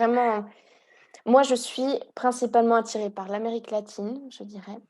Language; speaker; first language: French; early bilingual, heritage; Hungarian